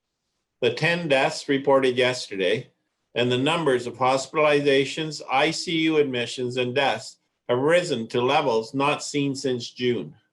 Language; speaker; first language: English; native; English